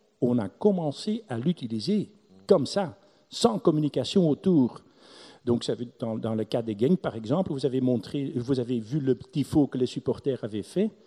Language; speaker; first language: French; non-native, local second language; Dutch